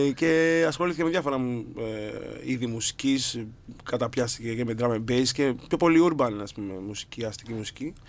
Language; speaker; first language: Greek; early bilingual, other home language; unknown